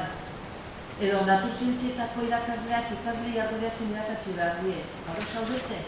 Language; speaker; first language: Basque; native; Basque